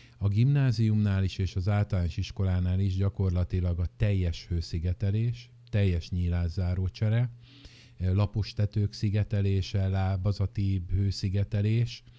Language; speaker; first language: Hungarian; native; Hungarian